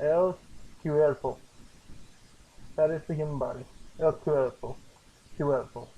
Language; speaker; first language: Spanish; non-native, learner; English